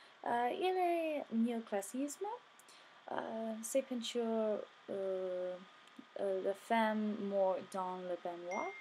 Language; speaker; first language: French; non-native, learner; English